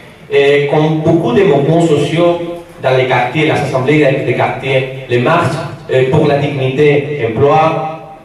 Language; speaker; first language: French; non-native, fluent; Spanish